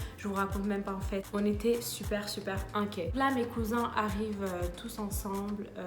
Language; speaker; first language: French; early bilingual, other home language; Arabic